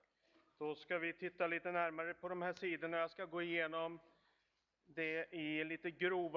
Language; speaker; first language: Swedish; native; Swedish